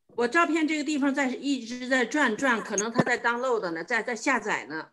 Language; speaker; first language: Chinese; native; Chinese